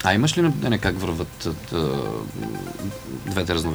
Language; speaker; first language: Bulgarian; native; Bulgarian